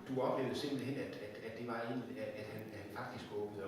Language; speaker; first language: Danish; native; Danish